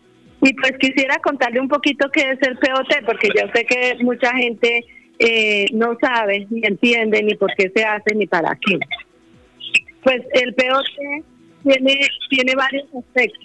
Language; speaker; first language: Spanish; native; Spanish